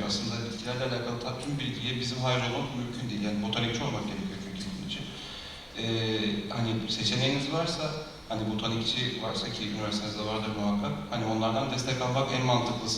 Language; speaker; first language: Turkish; native; Turkish